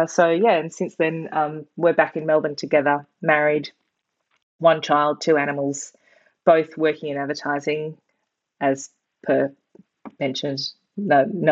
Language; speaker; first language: English; native; English